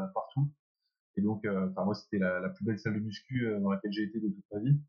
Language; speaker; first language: French; native; French